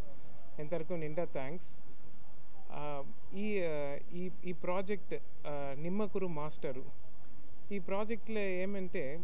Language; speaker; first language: Telugu; non-native, learner; Tamil